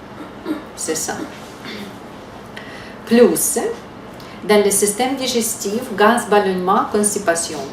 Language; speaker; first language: French; non-native, fluent; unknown